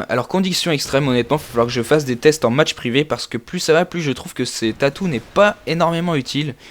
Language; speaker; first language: French; native; French